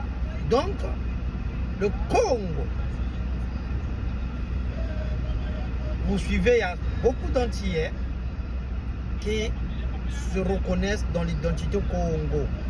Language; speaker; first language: French; non-native, local second language; Kongo